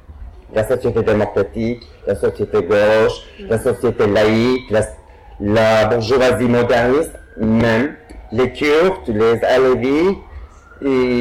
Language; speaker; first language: French; non-native, fluent; Turkish